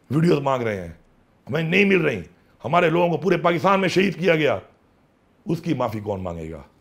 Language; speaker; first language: Urdu; non-native, local second language; Pashto